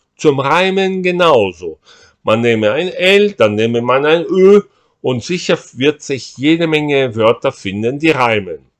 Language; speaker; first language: German; non-native, fluent; Portuguese